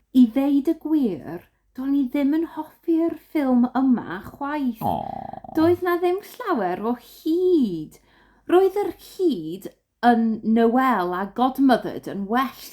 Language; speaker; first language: Welsh; non-native, learner; English